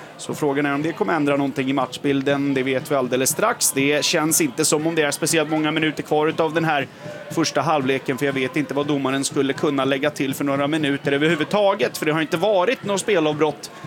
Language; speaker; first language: Swedish; native; Swedish